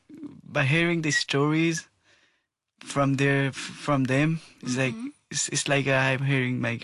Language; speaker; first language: English; non-native, local second language; Nepali